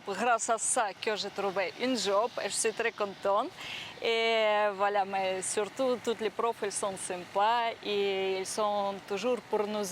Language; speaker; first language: French; non-native, learner; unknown